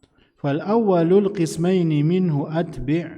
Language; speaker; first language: Arabic; non-native, fluent; Indonesian